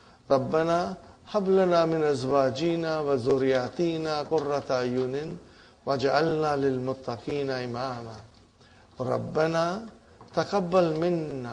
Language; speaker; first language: Arabic; non-native, fluent; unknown